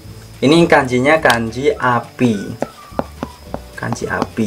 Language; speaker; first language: Indonesian; native; Indonesian